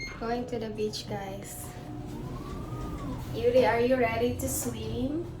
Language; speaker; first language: English; non-native, local second language; Filipino